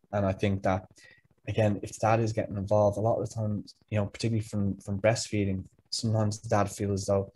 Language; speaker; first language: English; native; English